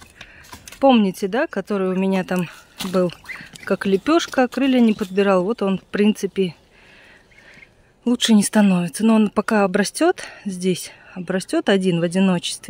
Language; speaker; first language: Russian; native; Russian